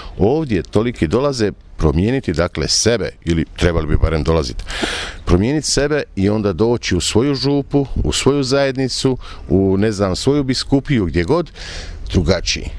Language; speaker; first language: Croatian; native; Croatian